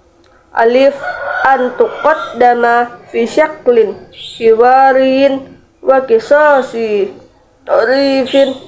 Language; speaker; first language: Arabic; non-native, learner; Indonesian